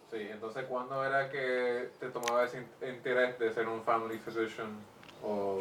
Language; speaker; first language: Spanish; early bilingual, heritage; English